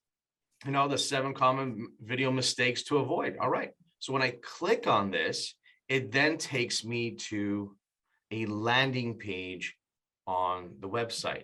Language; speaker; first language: English; native; English